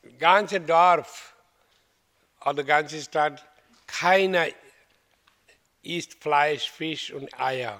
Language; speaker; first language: German; non-native, fluent; Hindi